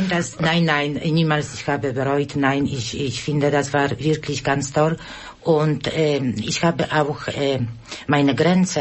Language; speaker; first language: German; non-native, learner; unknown